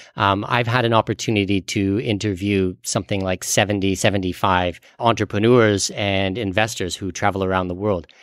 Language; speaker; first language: English; native; English